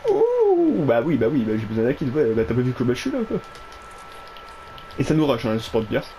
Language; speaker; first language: French; native; French